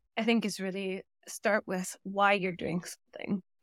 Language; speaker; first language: English; non-native, fluent; German